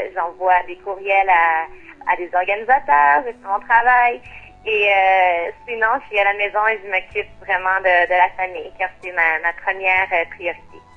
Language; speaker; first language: French; native; French